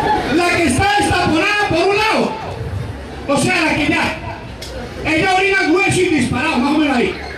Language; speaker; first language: Spanish; native; Spanish